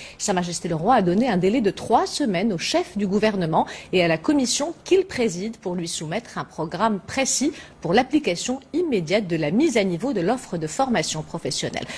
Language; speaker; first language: French; non-native, local second language; Arabic